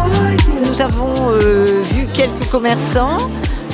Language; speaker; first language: French; native; French